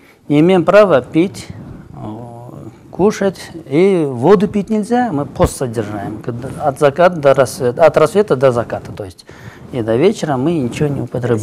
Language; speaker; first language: Russian; non-native, local second language; Uzbek